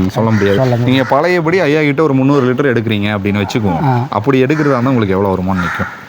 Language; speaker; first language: Tamil; native; Tamil